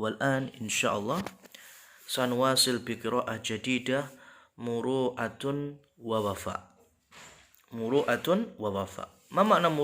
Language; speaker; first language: Arabic; non-native, fluent; Indonesian